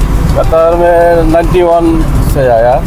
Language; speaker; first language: Hindi; non-native, learner; Bangla